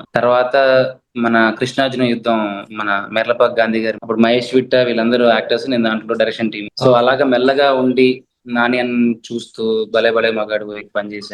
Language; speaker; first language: Telugu; native; Telugu